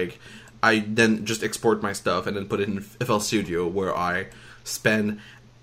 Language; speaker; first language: English; non-native, fluent; French